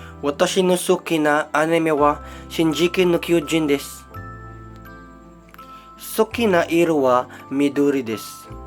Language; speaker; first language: Japanese; non-native, learner; Hiligaynon